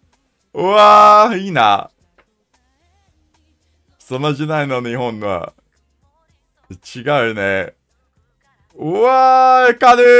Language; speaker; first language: Japanese; non-native, learner; English